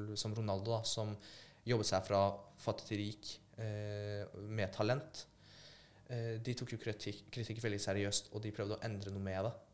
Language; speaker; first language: Norwegian; early bilingual, other home language; Polish